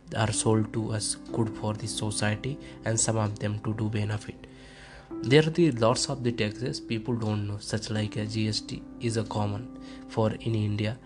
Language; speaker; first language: English; non-native, local second language; Hindi